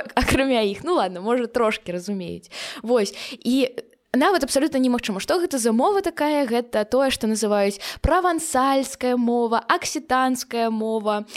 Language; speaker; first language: Belarusian; non-native, local second language; Russian